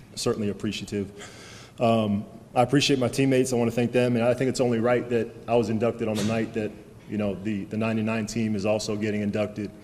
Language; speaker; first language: English; native; English